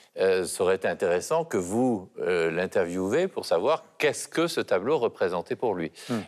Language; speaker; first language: French; native; French